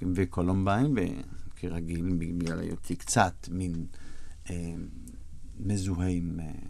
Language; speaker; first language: Hebrew; native; Hebrew